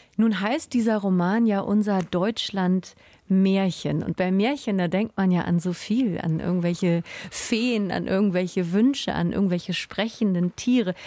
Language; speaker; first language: German; native; German